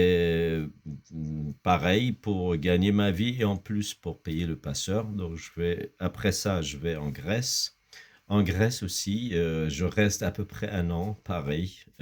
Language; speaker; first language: French; non-native, fluent; Kurdish